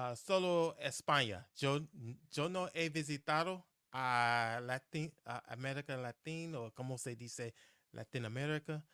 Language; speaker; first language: Spanish; non-native, learner; English